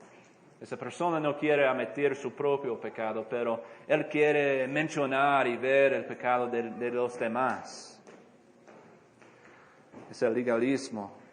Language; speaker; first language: Spanish; non-native, fluent; English